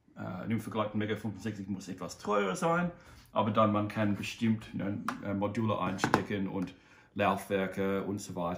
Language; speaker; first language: German; non-native, learner; English